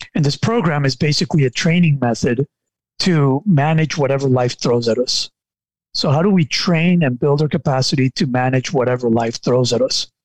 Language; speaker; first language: English; non-native, fluent; Spanish